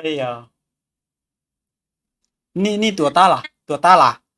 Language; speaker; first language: Chinese; non-native, fluent; Vietnamese